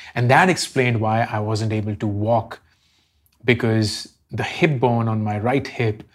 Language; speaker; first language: English; non-native, local second language; Hindi